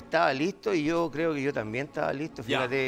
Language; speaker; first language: Spanish; native; Spanish